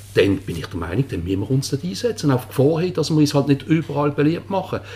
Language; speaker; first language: German; native; German